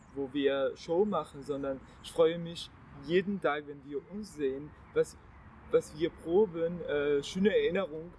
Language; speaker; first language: German; non-native, learner; Arabic